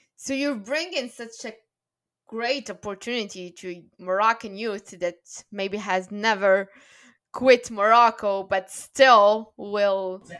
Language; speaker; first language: English; non-native, fluent; Arabic